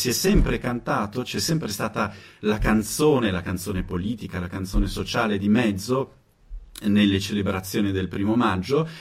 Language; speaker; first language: Italian; native; Italian